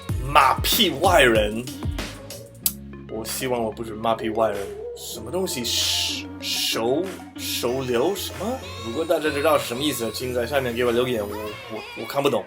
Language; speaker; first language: Chinese; non-native, fluent; English